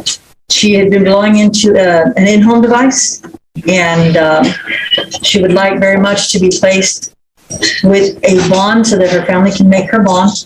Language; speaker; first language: English; native; English